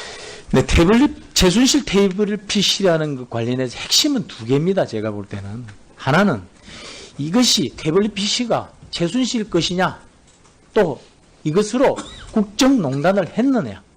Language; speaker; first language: Korean; native; Korean